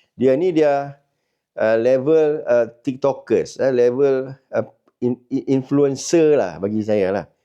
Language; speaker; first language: Malay; native; Malay